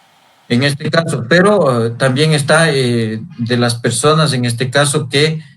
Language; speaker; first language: Spanish; native; Spanish